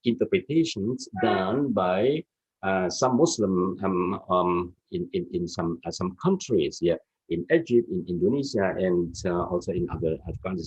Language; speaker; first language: English; non-native, fluent; Indonesian